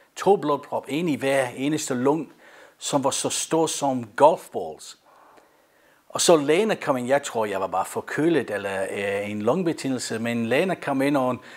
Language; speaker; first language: Danish; non-native, fluent; English